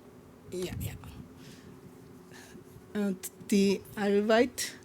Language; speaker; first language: German; non-native, learner; Japanese